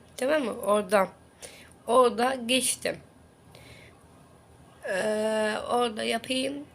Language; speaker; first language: Turkish; non-native, learner; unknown